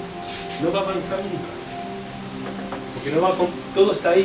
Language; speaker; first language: Portuguese; non-native, fluent; Spanish